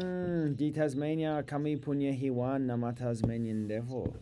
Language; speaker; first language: Indonesian; non-native, learner; English